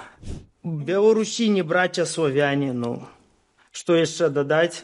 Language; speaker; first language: Belarusian; non-native, local second language; Russian